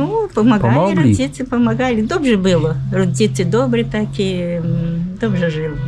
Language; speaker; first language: Polish; early bilingual, heritage; Polish